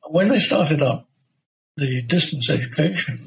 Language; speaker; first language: English; native; English